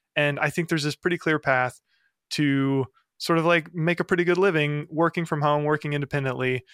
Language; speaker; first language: English; native; English